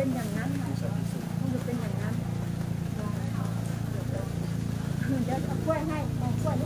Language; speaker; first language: Thai; native; Thai